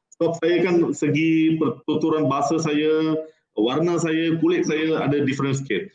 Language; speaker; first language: Malay; non-native, local second language; Tamil